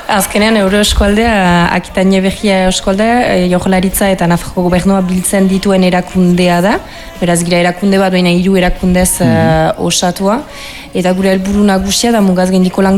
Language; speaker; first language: Basque; native; Basque